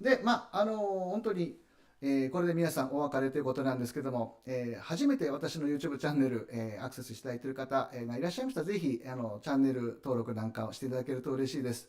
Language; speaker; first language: Japanese; native; Japanese